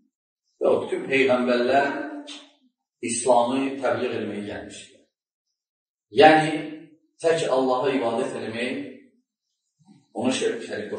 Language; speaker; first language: Turkish; non-native, learner; Azerbaijani